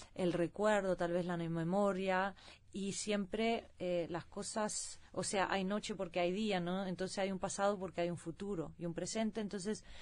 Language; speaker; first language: Spanish; early bilingual, heritage; Swedish